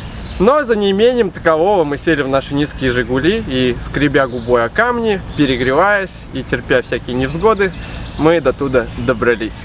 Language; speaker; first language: Russian; native; Russian